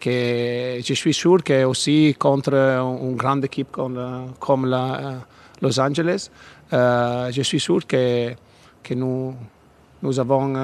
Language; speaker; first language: French; non-native, fluent; Italian